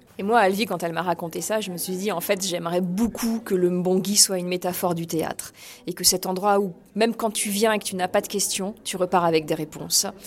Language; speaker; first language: French; native; French